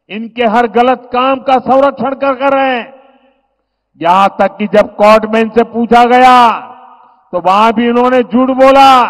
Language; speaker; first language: Hindi; native; Hindi